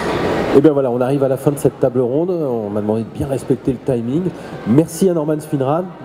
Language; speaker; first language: French; native; French